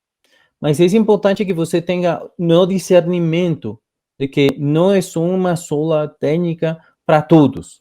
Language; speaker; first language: Portuguese; non-native, fluent; Spanish